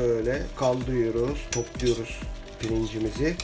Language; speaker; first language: Turkish; native; Turkish